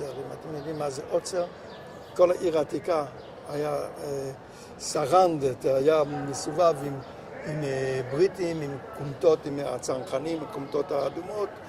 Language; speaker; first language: Hebrew; non-native, local second language; Yiddish